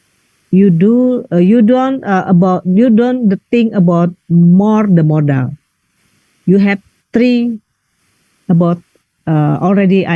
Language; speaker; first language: English; non-native, learner; Indonesian